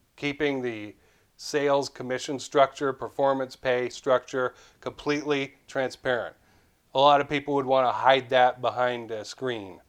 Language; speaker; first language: English; native; English